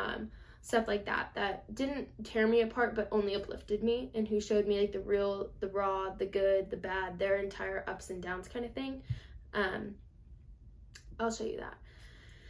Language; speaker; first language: English; native; English